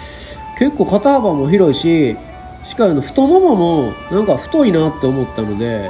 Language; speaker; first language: Japanese; native; Japanese